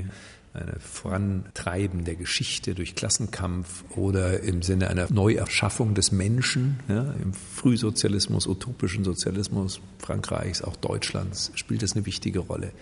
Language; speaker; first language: German; native; German